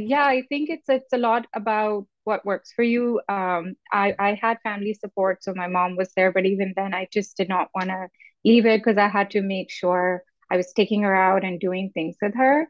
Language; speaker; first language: English; non-native, local second language; Urdu